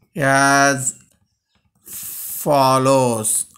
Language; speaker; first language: English; non-native, local second language; Telugu